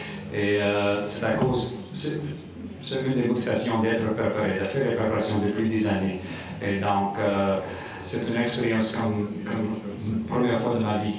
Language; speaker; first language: French; non-native, fluent; English